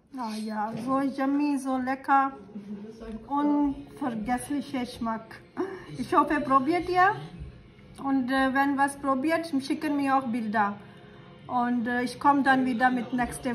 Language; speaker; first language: German; non-native, learner; Urdu